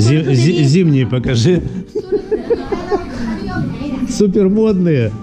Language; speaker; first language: Russian; native; Russian